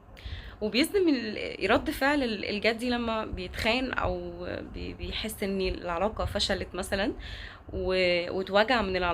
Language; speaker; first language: Arabic; native; Arabic